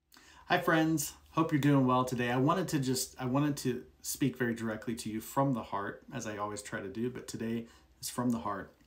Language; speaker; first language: English; native; English